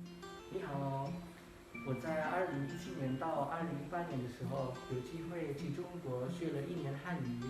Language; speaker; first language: Chinese; non-native, fluent; Indonesian